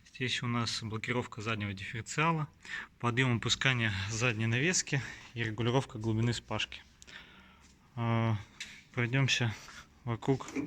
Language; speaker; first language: Russian; native; Russian